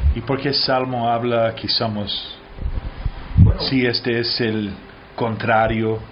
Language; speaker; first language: Spanish; early bilingual, heritage; Spanish